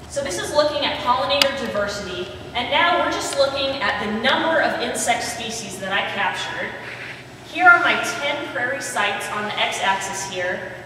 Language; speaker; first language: English; native; English